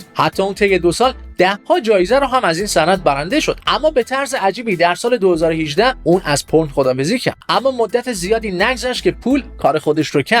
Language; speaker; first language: Persian; native; Persian